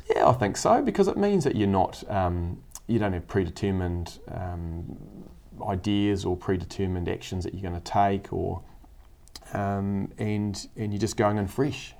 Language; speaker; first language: English; native; English